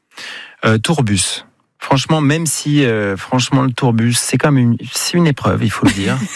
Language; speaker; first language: French; native; French